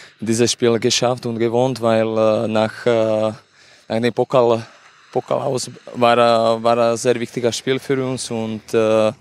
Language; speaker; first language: German; non-native, learner; Slovak